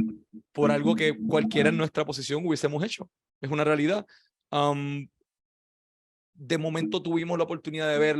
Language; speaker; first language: Spanish; native; Spanish